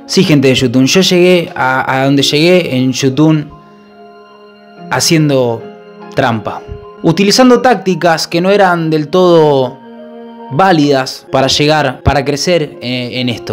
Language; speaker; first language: Spanish; native; Spanish